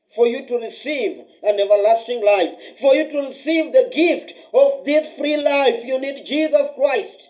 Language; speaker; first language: English; non-native, local second language; Swahili